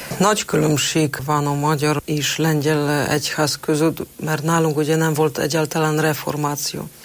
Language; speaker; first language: Hungarian; non-native, fluent; Polish